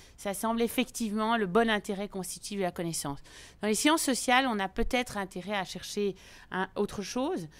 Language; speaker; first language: French; native; French